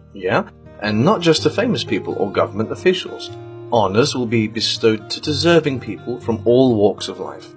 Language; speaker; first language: English; native; English